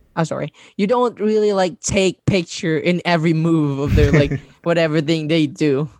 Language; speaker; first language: English; non-native, local second language; Cebuano